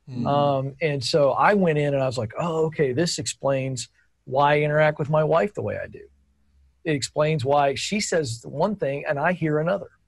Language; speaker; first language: English; native; English